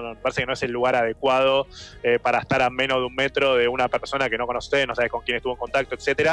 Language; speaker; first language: Spanish; native; Spanish